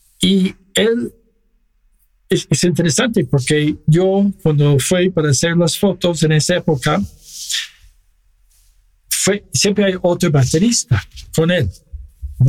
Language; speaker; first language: Spanish; non-native, fluent; English